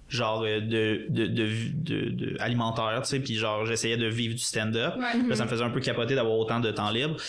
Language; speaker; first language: French; native; French